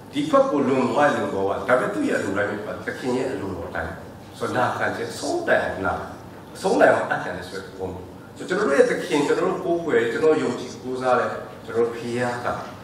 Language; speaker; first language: Burmese; non-native, local second language; S'gaw Karen